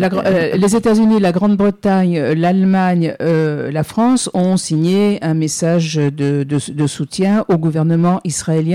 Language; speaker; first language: French; native; French